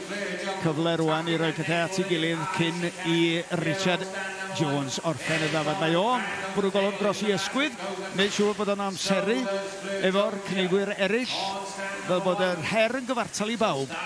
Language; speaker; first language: Welsh; native; Welsh